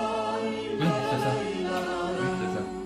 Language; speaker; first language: French; non-native, learner; Persian